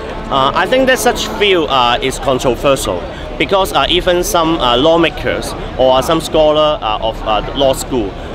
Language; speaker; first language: English; non-native, local second language; Cantonese